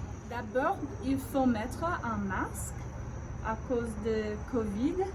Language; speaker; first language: French; non-native, learner; English